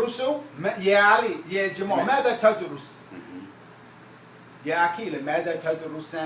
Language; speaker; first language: Arabic; non-native, fluent; English